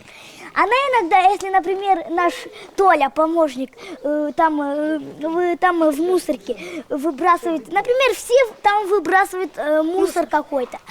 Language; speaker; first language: Russian; non-native, local second language; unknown